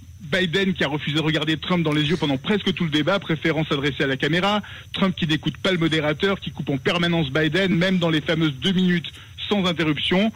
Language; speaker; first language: French; native; French